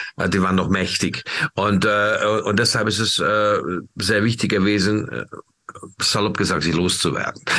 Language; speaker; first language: German; non-native, fluent; Hungarian